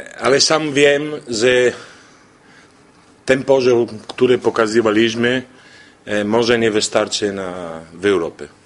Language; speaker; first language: Polish; non-native, learner; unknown